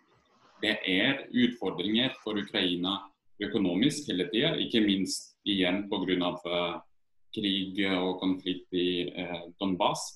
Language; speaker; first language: Norwegian; non-native, fluent; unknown